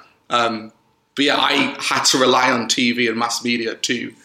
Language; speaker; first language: English; native; English